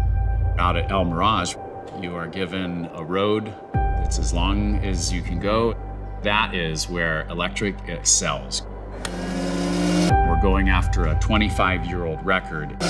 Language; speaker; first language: English; native; English